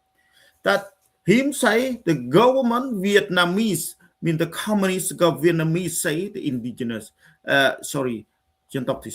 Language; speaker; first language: English; non-native, learner; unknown